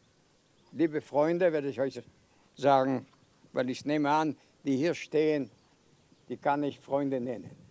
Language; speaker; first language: German; non-native, fluent; Yiddish